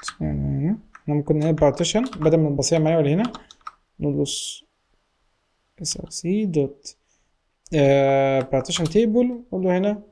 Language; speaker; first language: Arabic; native; Arabic